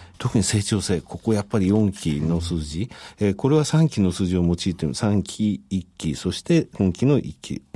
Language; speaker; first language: Japanese; native; Japanese